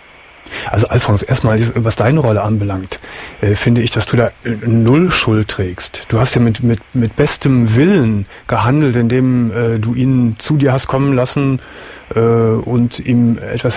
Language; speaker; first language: German; native; German